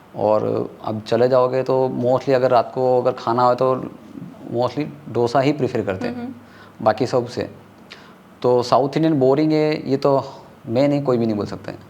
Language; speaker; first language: Hindi; non-native, local second language; Tamil